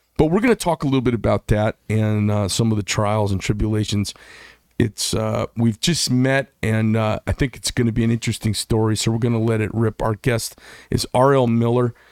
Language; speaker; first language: English; native; English